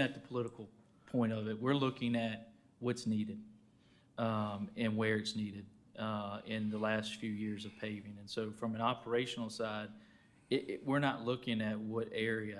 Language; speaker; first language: English; native; English